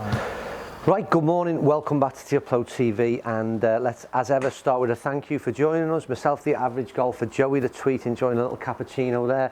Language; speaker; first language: English; native; English